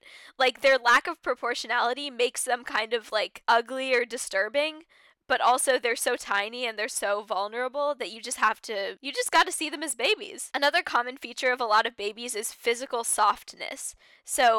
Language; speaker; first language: English; native; English